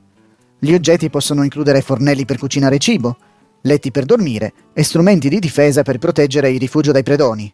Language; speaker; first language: Italian; native; Italian